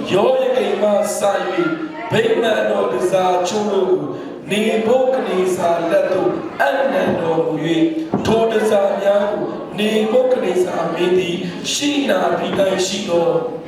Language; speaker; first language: Burmese; native; Burmese